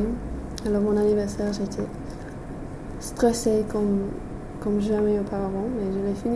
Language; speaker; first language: French; non-native, fluent; English